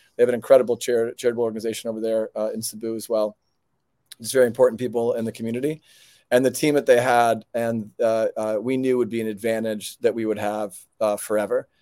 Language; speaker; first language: English; native; English